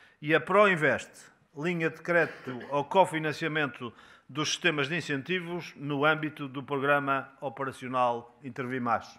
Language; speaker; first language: Portuguese; native; Portuguese